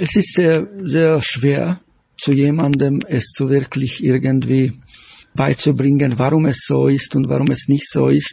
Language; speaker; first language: German; non-native, fluent; Slovak